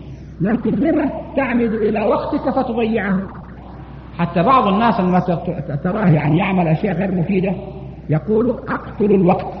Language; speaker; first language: Arabic; native; Arabic